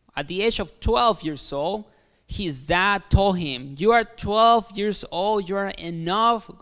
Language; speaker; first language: English; non-native, fluent; Spanish